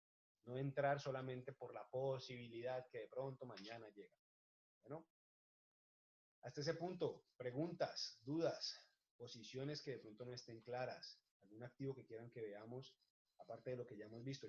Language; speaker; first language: Spanish; native; Spanish